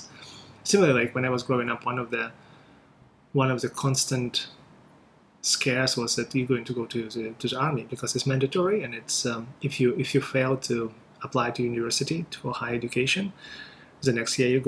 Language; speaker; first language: English; non-native, fluent; Russian